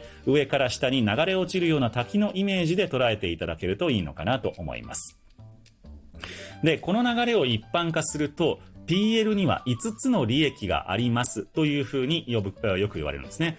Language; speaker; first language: Japanese; native; Japanese